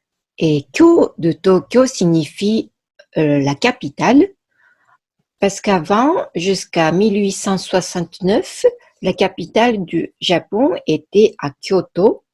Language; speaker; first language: French; non-native, fluent; Japanese